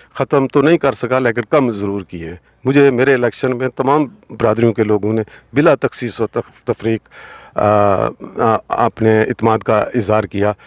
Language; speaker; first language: Urdu; non-native, local second language; Punjabi